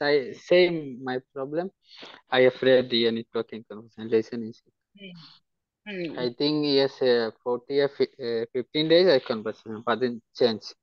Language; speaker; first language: English; non-native, learner; Hindi